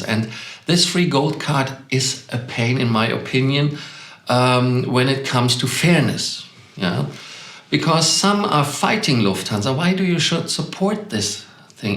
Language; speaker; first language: English; non-native, fluent; German